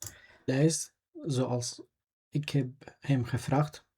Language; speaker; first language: Dutch; non-native, fluent; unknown